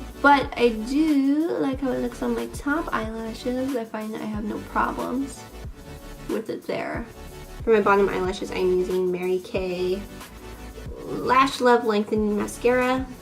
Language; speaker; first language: English; native; English